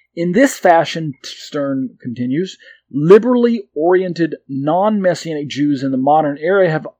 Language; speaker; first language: English; native; English